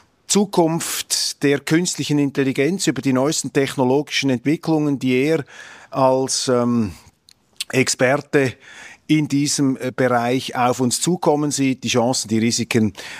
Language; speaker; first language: German; native; German